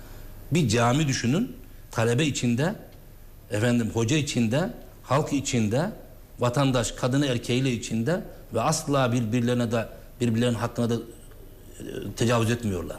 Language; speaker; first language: Turkish; native; Turkish